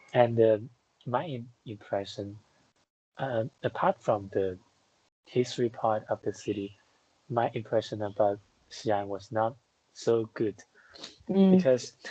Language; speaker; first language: English; non-native, fluent; Chinese